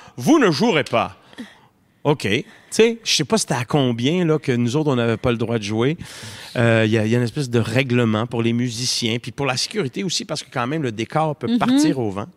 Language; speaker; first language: French; native; French